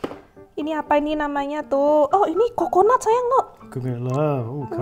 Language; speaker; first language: Indonesian; native; Indonesian